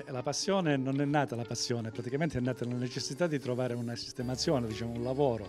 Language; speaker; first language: Italian; native; Italian